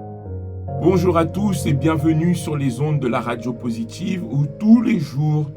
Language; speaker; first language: French; native; French